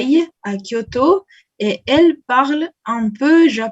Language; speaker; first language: French; non-native, learner; Indonesian